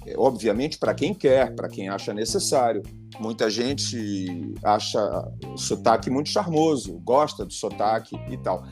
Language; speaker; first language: Portuguese; native; Portuguese